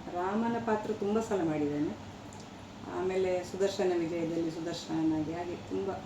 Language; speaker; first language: Kannada; non-native, local second language; Tulu